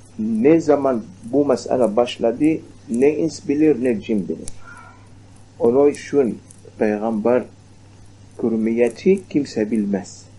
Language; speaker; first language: Turkish; non-native, learner; Arabic